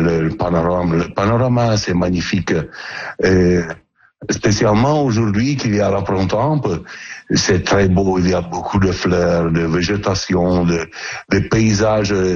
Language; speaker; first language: French; non-native, learner; Italian